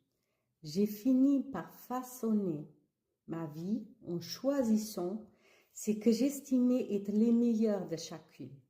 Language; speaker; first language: French; early bilingual, other home language; Kabuverdianu